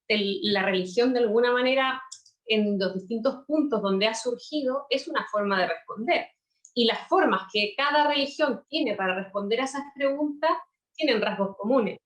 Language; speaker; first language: Spanish; native; Spanish